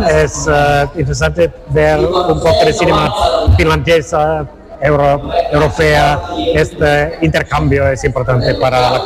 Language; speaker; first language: Spanish; non-native, learner; Finnish